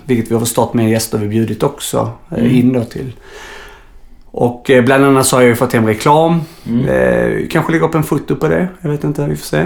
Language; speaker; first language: Swedish; native; Swedish